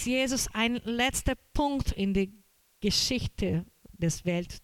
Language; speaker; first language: German; non-native, fluent; Portuguese